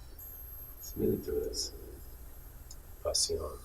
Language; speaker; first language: Spanish; non-native, fluent; English